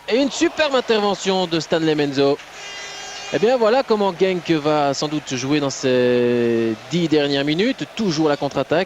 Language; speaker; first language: French; native; French